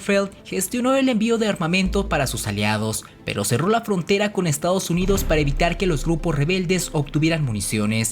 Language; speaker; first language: Spanish; native; Spanish